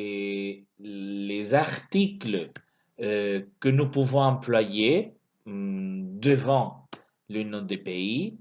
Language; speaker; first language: French; non-native, fluent; Spanish